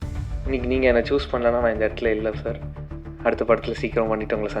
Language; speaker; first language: Tamil; native; Tamil